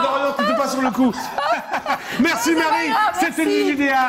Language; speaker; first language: French; native; French